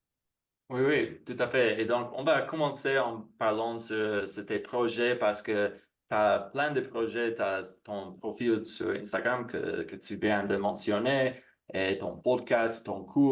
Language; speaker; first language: French; non-native, fluent; English